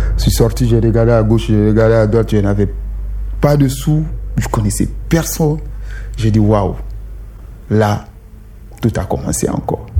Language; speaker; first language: French; non-native, local second language; Susu